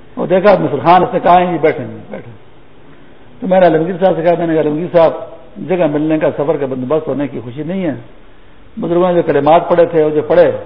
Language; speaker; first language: Urdu; non-native, local second language; Pashto